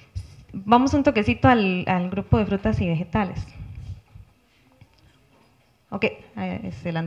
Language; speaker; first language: Spanish; native; Spanish